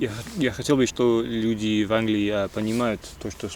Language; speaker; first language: Russian; non-native, learner; English